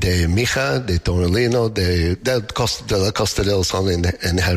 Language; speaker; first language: Spanish; non-native, learner; English